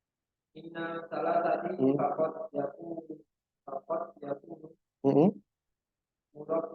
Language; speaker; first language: Arabic; non-native, learner; Indonesian